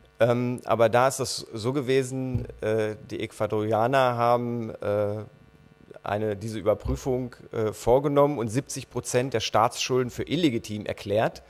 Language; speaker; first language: German; native; German